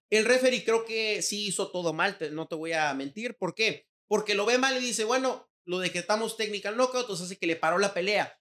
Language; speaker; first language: Spanish; native; Spanish